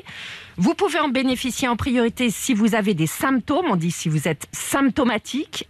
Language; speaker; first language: French; native; French